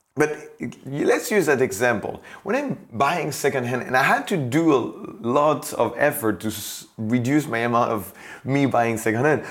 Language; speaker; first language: English; non-native, fluent; French